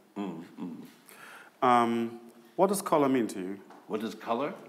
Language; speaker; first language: English; native; English